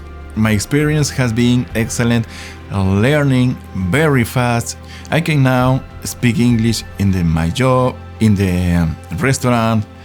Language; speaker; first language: English; non-native, learner; Spanish